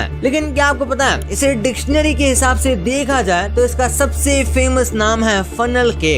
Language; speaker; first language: Hindi; native; Hindi